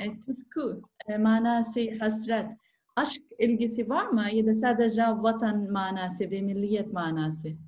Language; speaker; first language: Turkish; non-native, learner; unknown